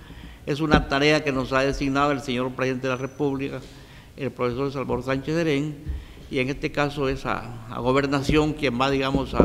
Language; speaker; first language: Spanish; native; Spanish